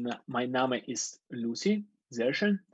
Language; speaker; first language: German; non-native, fluent; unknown